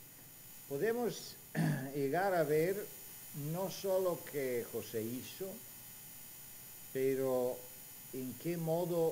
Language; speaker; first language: Spanish; non-native, fluent; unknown